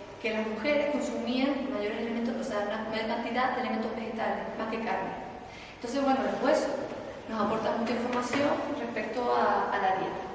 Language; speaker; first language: Spanish; native; Spanish